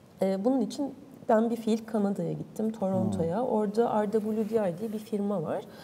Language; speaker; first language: Turkish; native; Turkish